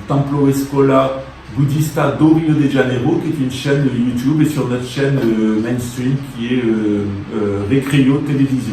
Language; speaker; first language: French; native; French